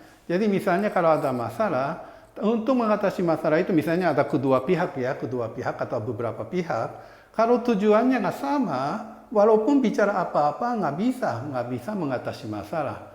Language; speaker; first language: Indonesian; non-native, fluent; Japanese